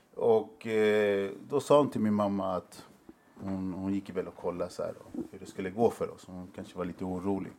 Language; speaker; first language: Swedish; early bilingual, other home language; Spanish